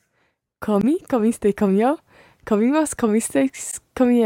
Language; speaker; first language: Spanish; non-native, learner; English